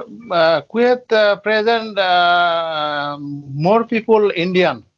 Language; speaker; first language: English; non-native, learner; Bangla